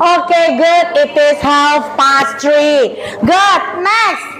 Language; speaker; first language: English; non-native, learner; Indonesian